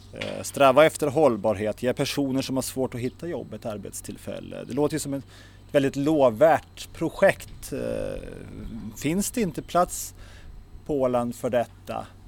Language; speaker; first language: Swedish; native; Swedish